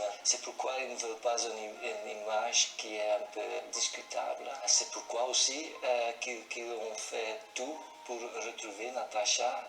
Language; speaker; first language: French; non-native, local second language; Dutch